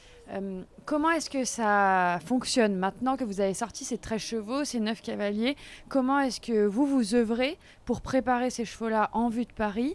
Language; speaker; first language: French; native; French